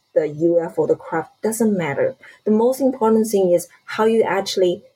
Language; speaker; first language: English; non-native, fluent; Chinese